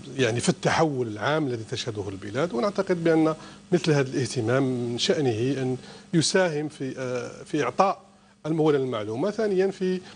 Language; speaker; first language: Arabic; native; Arabic